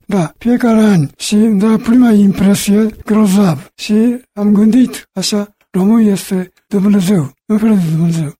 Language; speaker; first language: Romanian; non-native, learner; Japanese